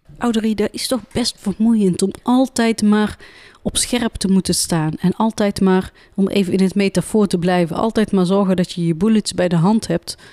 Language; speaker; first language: Dutch; early bilingual, other home language; Central Atlas Tamazight